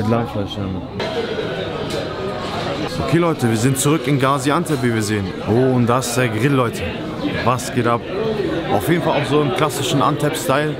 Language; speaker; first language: German; native; German